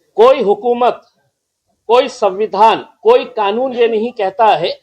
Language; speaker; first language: Hindi; non-native, local second language; Marathi